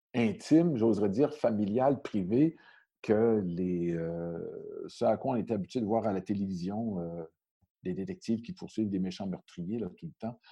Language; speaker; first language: French; native; French